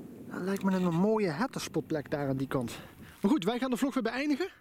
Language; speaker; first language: Dutch; native; Dutch